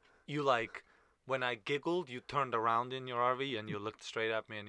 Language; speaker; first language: English; non-native, fluent; Estonian